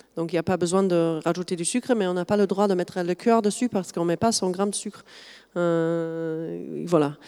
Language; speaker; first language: French; non-native, fluent; German